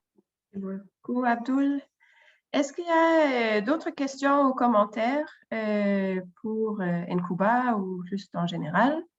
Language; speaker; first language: French; non-native, fluent; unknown